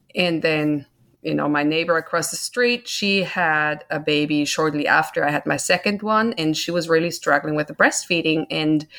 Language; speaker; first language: English; non-native, fluent; German